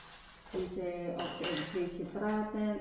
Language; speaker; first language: Dutch; non-native, learner; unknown